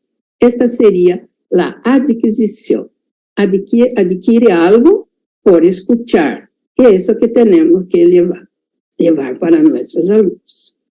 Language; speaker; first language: Spanish; non-native, fluent; Portuguese